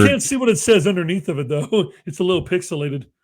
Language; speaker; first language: English; native; English